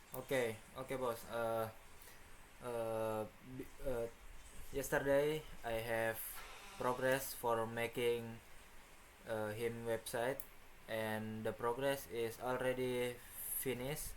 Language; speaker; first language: English; non-native, learner; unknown